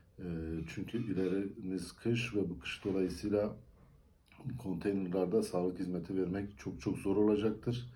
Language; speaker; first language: Turkish; native; Turkish